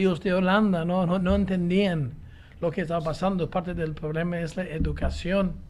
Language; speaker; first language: Spanish; non-native, fluent; English